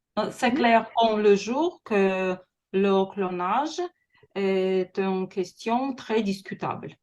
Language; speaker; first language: French; non-native, fluent; Russian